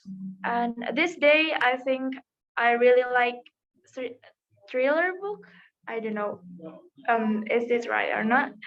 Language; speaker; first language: English; non-native, learner; Indonesian